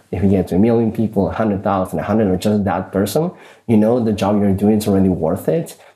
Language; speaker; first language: English; early bilingual, other home language; Spanish